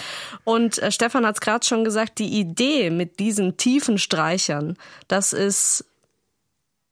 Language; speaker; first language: German; native; German